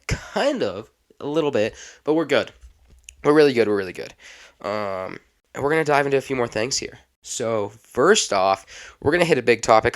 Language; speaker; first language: English; native; English